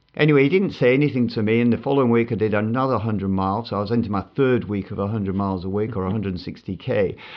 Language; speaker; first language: English; native; English